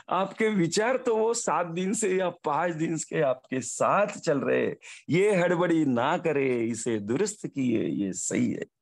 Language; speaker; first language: Hindi; non-native, local second language; Marathi